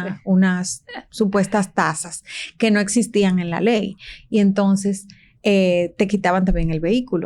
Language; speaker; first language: Spanish; native; Spanish